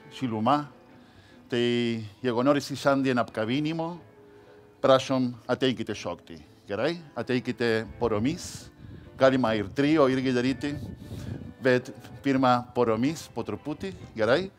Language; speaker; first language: Lithuanian; non-native, fluent; Spanish